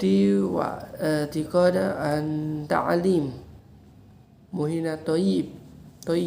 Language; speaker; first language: Arabic; non-native, learner; Indonesian